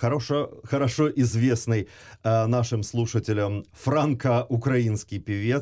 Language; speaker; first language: Russian; native; Russian